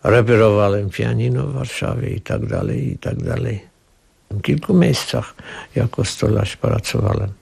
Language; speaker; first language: Polish; non-native, learner; Armenian